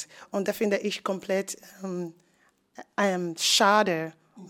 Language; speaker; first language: German; non-native, learner; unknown